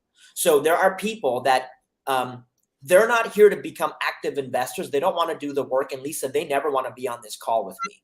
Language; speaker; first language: English; native; English